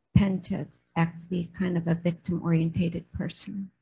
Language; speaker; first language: English; native; English